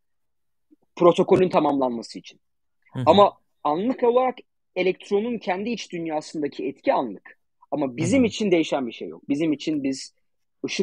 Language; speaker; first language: Turkish; native; Turkish